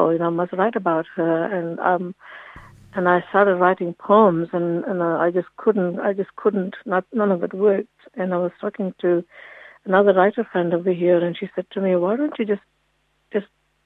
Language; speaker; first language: English; native; English